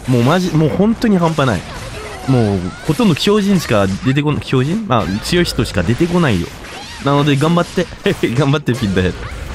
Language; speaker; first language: Japanese; non-native, fluent; French